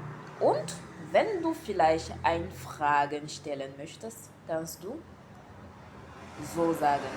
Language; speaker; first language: German; non-native, learner; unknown